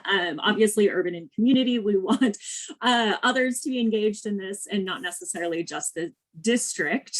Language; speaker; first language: English; native; English